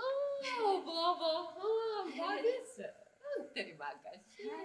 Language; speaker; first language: Indonesian; non-native, learner; Japanese